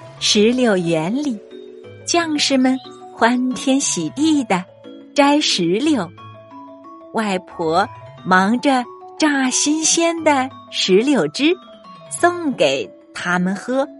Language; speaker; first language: Chinese; native; Chinese